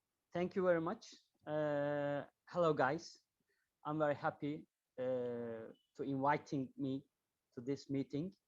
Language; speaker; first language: English; non-native, learner; Turkish